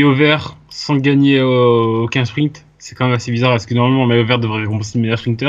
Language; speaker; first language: French; native; French